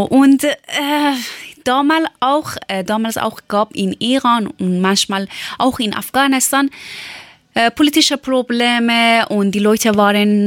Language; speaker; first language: German; non-native, learner; Persian